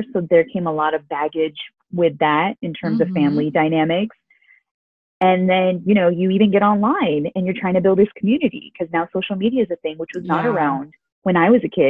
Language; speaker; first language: English; early bilingual, other home language; Urdu